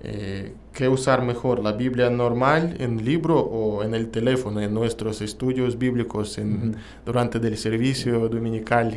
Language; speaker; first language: Spanish; non-native, learner; Russian